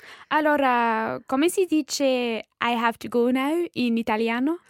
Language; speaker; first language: Italian; non-native, learner; English